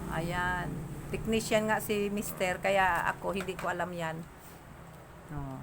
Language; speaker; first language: Filipino; native; Filipino